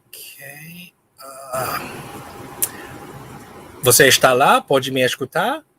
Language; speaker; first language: Portuguese; non-native, learner; English